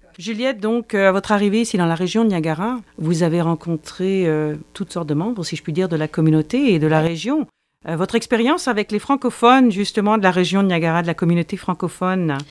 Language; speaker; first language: French; native; French